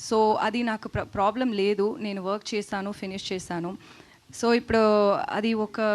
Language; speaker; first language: Telugu; non-native, learner; Tamil